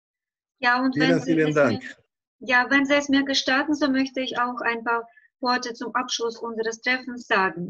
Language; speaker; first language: German; non-native, fluent; Russian